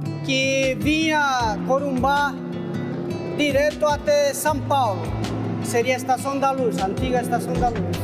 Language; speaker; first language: Portuguese; early bilingual, other home language; Spanish